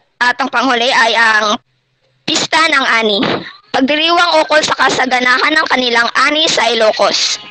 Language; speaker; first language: Filipino; non-native, local second language; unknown